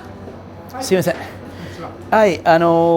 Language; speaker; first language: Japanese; non-native, learner; English